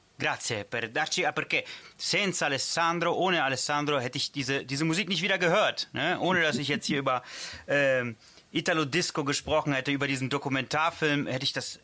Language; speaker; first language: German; early bilingual, other home language; Italian